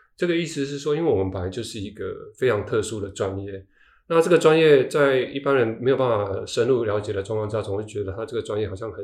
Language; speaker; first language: Chinese; native; Chinese